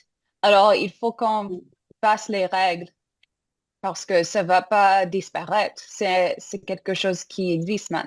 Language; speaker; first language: French; non-native, fluent; English